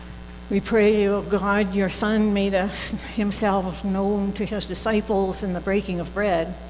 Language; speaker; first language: English; native; English